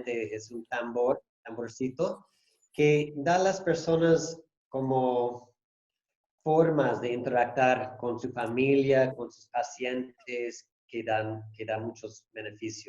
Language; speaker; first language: Spanish; non-native, fluent; English